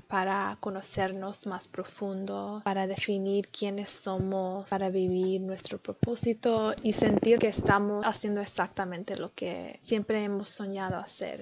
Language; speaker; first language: Spanish; early bilingual, heritage; Spanish